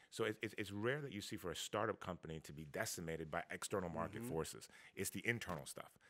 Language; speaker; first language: English; native; English